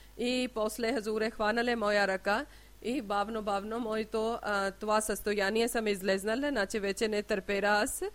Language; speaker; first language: Bulgarian; non-native, learner; Urdu